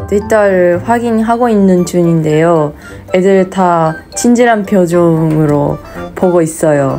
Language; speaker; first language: Korean; non-native, fluent; Japanese